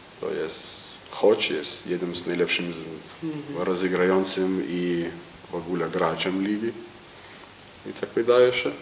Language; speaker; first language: Polish; non-native, learner; Lithuanian